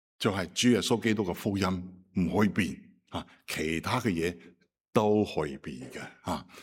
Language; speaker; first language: Cantonese; non-native, fluent; Chinese